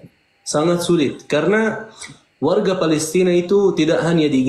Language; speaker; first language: Indonesian; non-native, fluent; Arabic